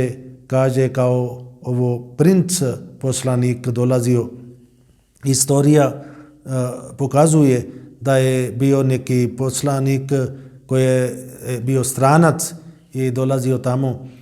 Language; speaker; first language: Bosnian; non-native, learner; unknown